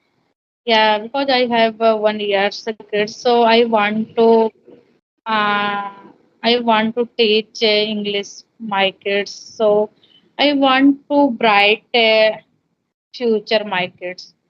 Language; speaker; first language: English; non-native, learner; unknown